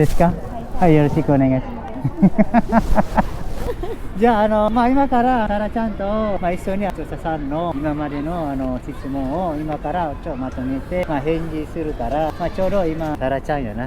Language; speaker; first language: Japanese; non-native, fluent; Indonesian